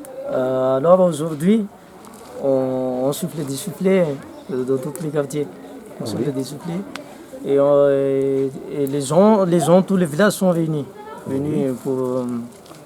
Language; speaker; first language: French; non-native, local second language; Malagasy